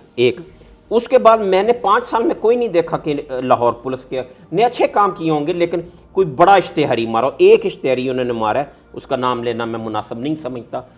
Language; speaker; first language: Urdu; non-native, local second language; Punjabi